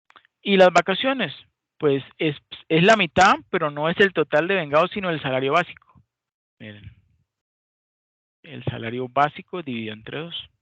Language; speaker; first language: Spanish; native; Spanish